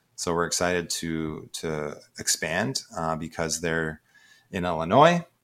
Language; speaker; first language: English; native; English